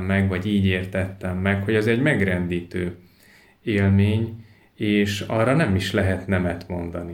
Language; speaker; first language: Hungarian; native; Hungarian